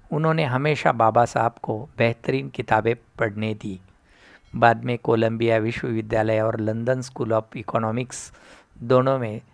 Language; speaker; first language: Hindi; non-native, local second language; Marathi